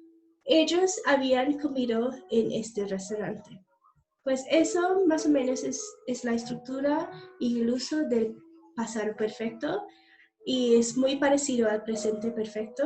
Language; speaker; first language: Spanish; non-native, fluent; English